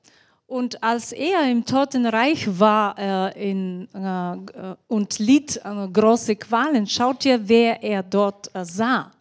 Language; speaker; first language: German; non-native, fluent; Bulgarian